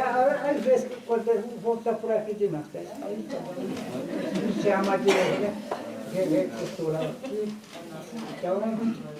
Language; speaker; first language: Portuguese; non-native, local second language; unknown